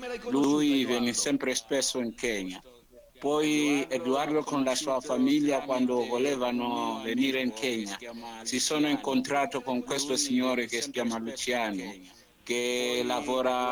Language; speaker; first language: Italian; non-native, learner; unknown